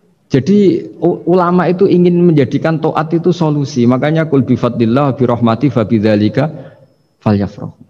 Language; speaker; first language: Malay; non-native, local second language; Javanese